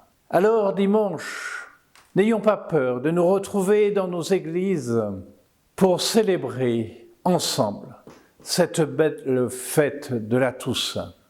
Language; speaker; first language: French; native; French